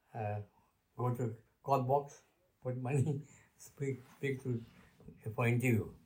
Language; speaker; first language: English; non-native, local second language; Luo (Kenya and Tanzania)